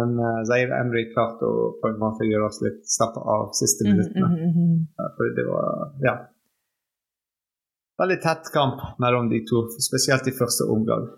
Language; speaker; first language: Norwegian; non-native, fluent; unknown